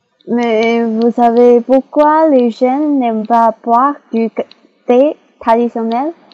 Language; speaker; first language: French; non-native, learner; Chinese